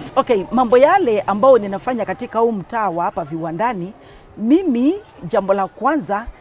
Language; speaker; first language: Swahili; non-native, local second language; Kamba